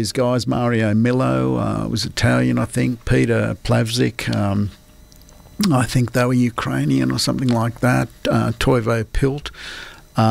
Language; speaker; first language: English; native; English